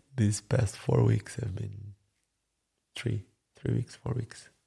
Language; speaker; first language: English; non-native, fluent; Croatian